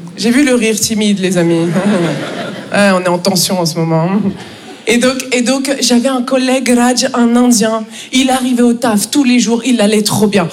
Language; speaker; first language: French; native; French